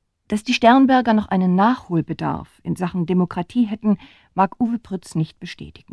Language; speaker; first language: German; native; German